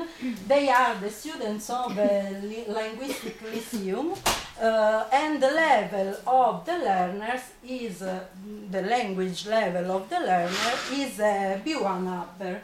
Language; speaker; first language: English; non-native, fluent; Italian